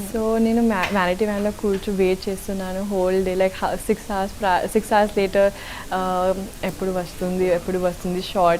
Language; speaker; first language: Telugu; non-native, local second language; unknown